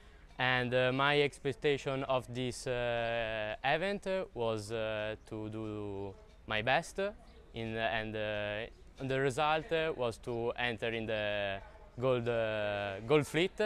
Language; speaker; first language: English; non-native, learner; Italian